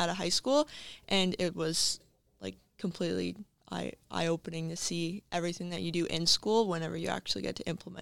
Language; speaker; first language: English; native; English